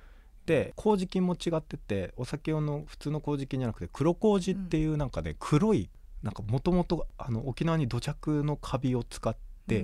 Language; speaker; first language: Japanese; native; Japanese